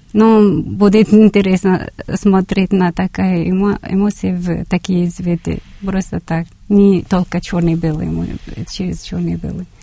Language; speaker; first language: Russian; non-native, learner; Arabic